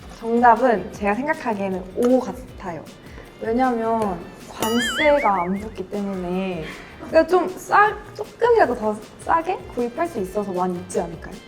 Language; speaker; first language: Korean; native; Korean